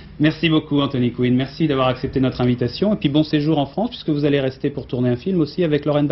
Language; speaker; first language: French; native; French